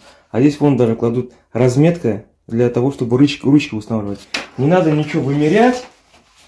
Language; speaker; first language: Russian; native; Russian